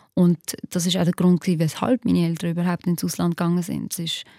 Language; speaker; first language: German; early bilingual, other home language; Albanian